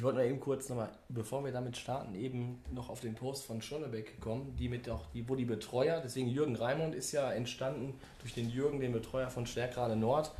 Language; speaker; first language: German; native; German